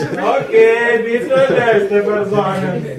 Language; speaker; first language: German; non-native, learner; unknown